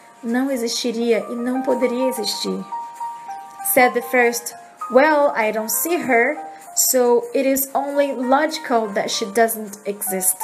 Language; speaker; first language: English; non-native, fluent; Portuguese